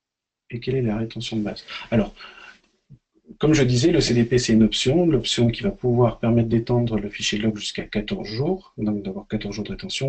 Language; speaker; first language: French; native; French